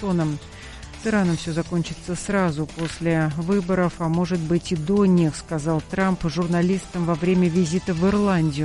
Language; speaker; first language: Russian; native; Russian